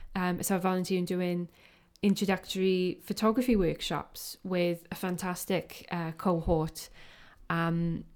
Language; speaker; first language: English; native; English